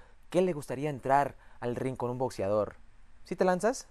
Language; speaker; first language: Spanish; native; Spanish